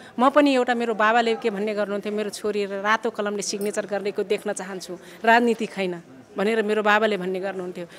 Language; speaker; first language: Nepali; non-native, local second language; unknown